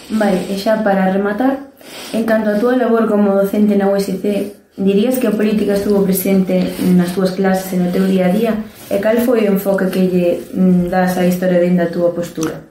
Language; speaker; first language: Galician; non-native, local second language; Spanish